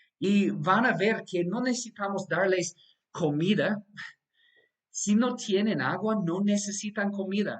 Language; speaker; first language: Spanish; non-native, fluent; English